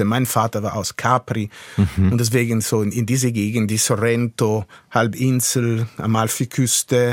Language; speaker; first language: German; non-native, fluent; Italian